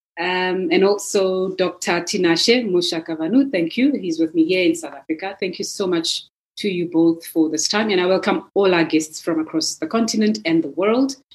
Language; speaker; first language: English; non-native, local second language; Zulu